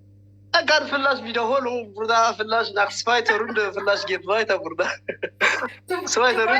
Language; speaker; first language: German; non-native, fluent; Tigrinya